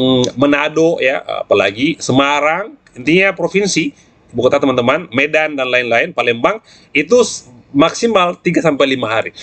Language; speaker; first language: Indonesian; native; Indonesian